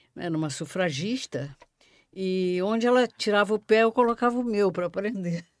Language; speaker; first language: Portuguese; native; Portuguese